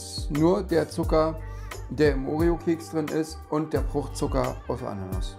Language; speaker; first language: German; native; German